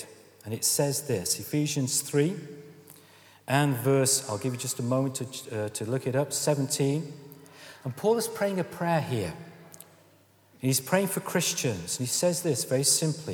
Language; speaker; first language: English; native; English